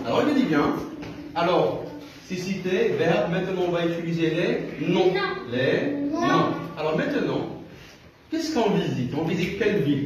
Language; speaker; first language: French; non-native, local second language; Arabic